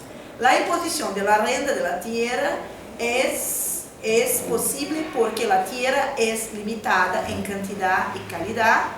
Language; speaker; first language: Spanish; non-native, fluent; Portuguese